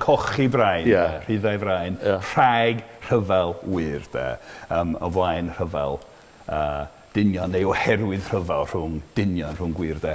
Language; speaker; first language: Welsh; non-native, fluent; English